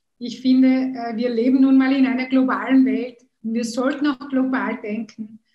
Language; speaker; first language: German; early bilingual, other home language; Kurdish